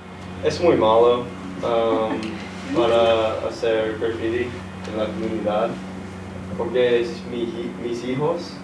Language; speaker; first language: Spanish; non-native, learner; English